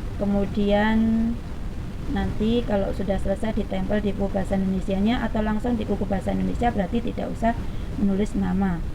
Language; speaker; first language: Indonesian; native; Indonesian